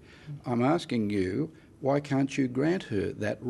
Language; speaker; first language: English; native; English